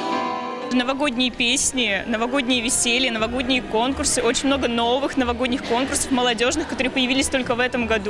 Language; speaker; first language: Russian; native; Russian